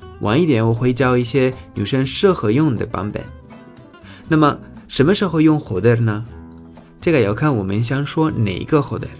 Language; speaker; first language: Chinese; non-native, fluent; Spanish